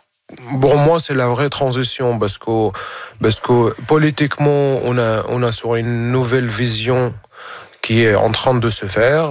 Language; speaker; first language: French; non-native, fluent; Arabic